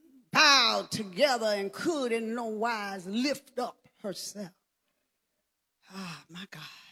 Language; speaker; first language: English; native; English